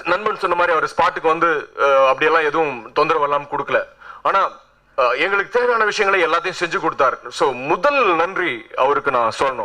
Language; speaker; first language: Tamil; native; Tamil